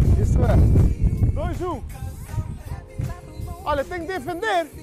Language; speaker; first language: Portuguese; non-native, learner; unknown